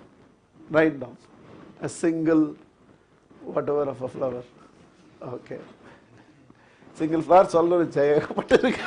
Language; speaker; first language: English; non-native, local second language; Tamil